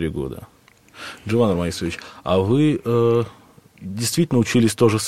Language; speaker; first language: Russian; native; Russian